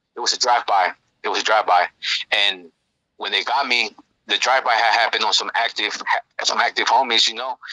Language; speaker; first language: English; native; English